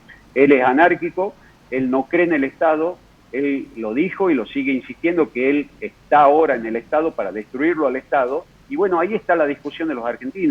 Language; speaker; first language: Spanish; native; Spanish